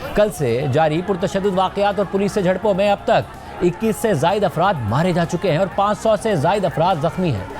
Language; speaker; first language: Urdu; native; Urdu